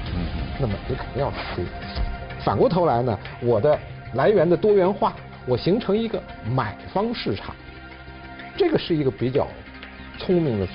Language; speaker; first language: Chinese; native; Chinese